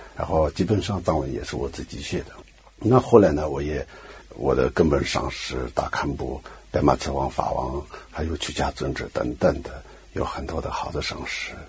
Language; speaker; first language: Chinese; non-native, local second language; Tibetan